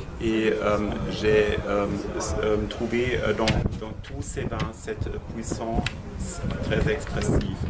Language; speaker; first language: French; non-native, fluent; German